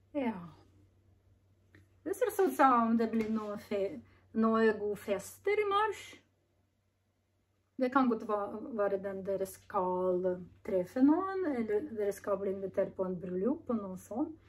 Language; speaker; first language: Norwegian; non-native, learner; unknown